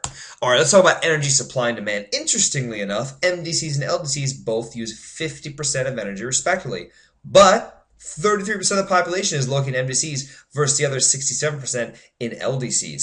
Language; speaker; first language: English; native; English